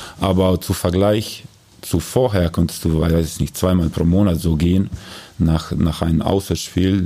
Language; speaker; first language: German; non-native, learner; Croatian